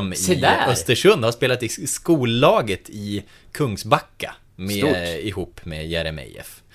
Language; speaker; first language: Swedish; native; Swedish